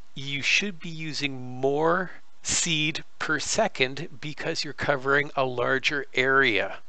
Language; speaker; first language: English; native; English